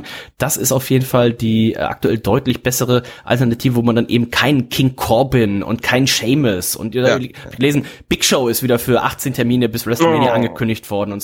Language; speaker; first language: German; native; German